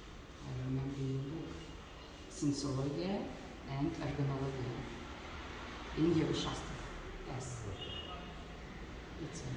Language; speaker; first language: English; non-native, learner; Russian